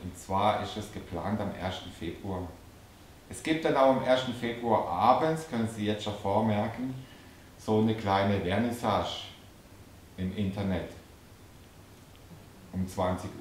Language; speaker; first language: German; native; German